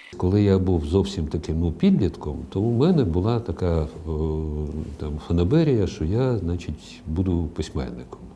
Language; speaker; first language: Ukrainian; non-native, local second language; Russian